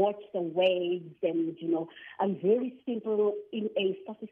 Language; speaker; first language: English; non-native, local second language; Zulu